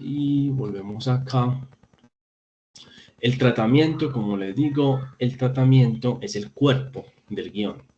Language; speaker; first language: Spanish; native; Spanish